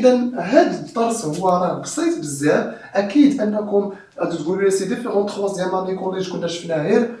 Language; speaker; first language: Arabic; native; Arabic